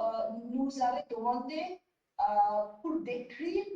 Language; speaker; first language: French; non-native, learner; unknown